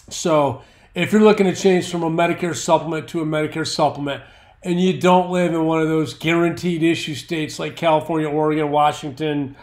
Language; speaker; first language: English; native; English